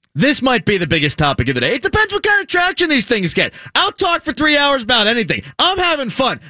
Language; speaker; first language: English; native; English